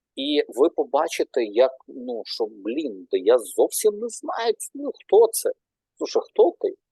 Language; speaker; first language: Ukrainian; non-native, local second language; Russian